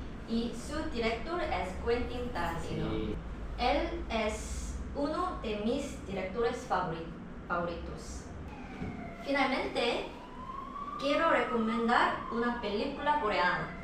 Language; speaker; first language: Spanish; non-native, learner; Korean